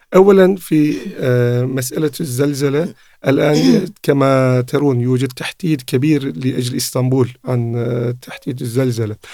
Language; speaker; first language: Arabic; non-native, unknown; Turkish